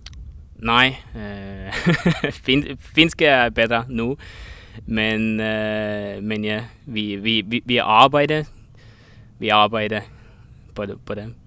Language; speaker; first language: Danish; non-native, learner; Estonian